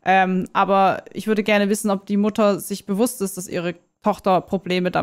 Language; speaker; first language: German; native; German